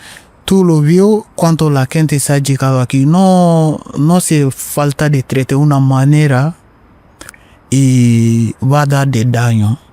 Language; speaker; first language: Spanish; non-native, learner; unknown